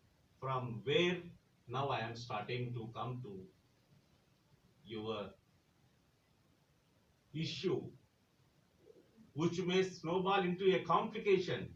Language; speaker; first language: English; non-native, local second language; Telugu